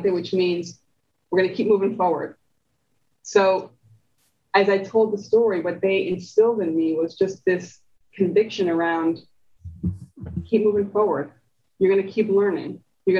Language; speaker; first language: English; early bilingual, other home language; Spanish